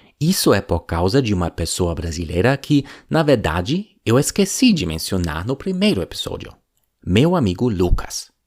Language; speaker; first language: Portuguese; non-native, fluent; German